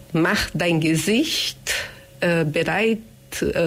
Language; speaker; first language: German; non-native, fluent; Portuguese